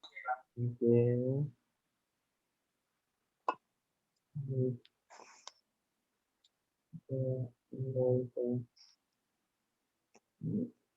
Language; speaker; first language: German; non-native, learner; Spanish